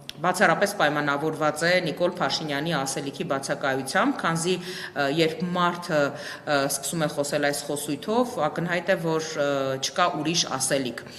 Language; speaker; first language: Armenian; native; Armenian